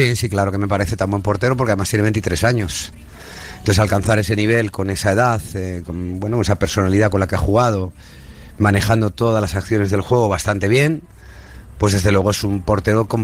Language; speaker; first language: Spanish; native; Spanish